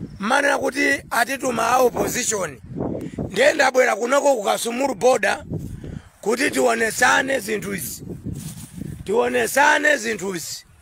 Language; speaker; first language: Nyanja; non-native, local second language; Tumbuka